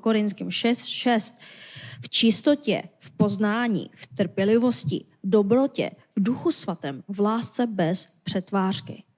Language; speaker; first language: Czech; non-native, fluent; Korean